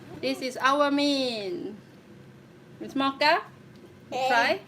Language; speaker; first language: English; non-native, learner; Thai